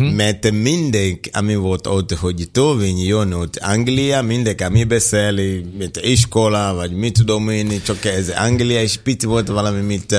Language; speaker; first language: Hungarian; non-native, learner; Swahili